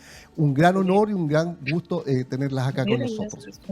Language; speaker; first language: Spanish; native; Spanish